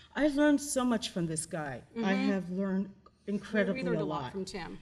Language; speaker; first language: English; native; English